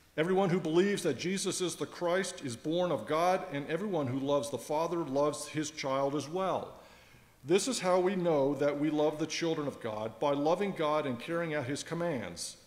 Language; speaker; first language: English; native; English